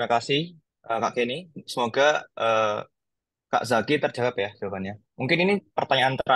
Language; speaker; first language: Indonesian; native; Indonesian